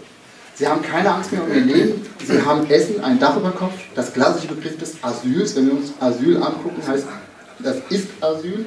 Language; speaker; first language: German; native; German